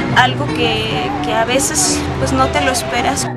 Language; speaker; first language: Spanish; native; Spanish